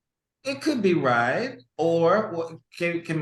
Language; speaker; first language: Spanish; non-native, learner; English